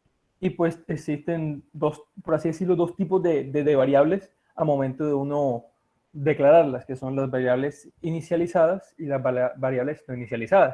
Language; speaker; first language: Spanish; native; Spanish